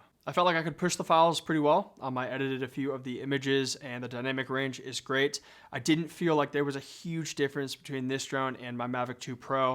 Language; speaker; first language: English; native; English